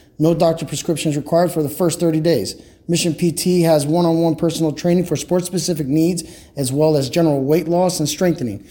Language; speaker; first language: English; native; English